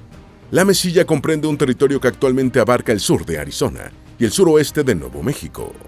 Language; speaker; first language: Spanish; native; Spanish